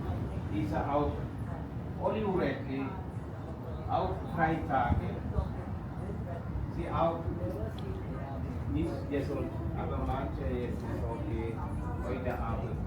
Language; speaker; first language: German; non-native, learner; Sinhala